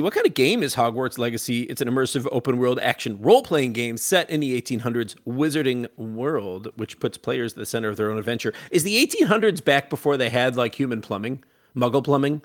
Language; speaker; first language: English; native; English